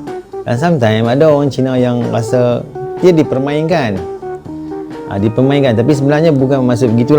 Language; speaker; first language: Malay; native; Malay